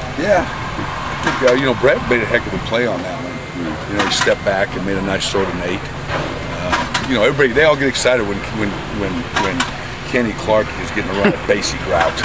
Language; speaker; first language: English; native; English